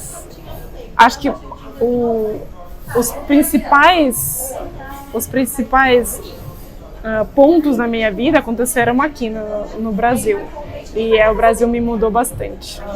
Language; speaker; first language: Portuguese; non-native, fluent; Russian